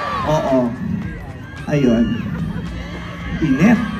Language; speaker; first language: Filipino; native; Filipino